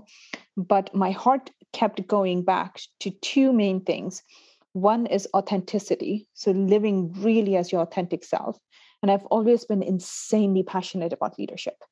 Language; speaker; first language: English; non-native, local second language; Urdu